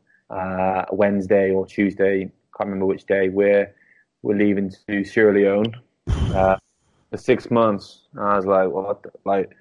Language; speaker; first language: English; native; English